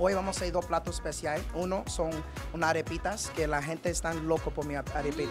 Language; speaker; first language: Spanish; early bilingual, heritage; Spanish